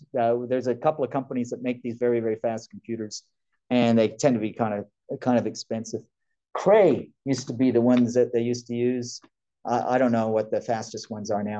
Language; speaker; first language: English; native; English